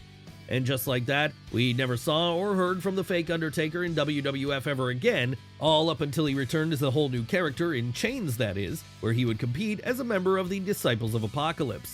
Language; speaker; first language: English; native; English